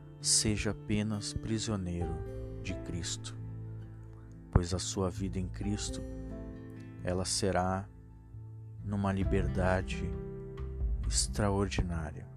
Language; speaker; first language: Portuguese; native; Portuguese